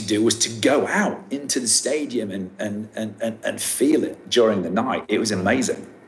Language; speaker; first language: English; native; English